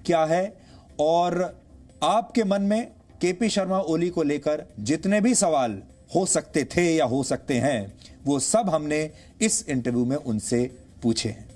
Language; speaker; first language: Hindi; native; Hindi